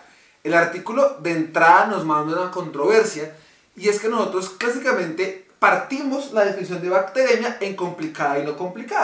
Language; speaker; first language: Spanish; native; Spanish